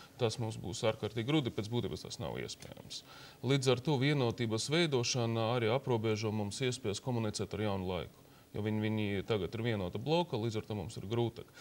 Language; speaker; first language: Latvian; non-native, local second language; Russian